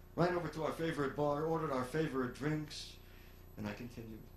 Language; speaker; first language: English; native; English